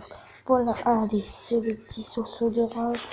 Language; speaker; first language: French; native; French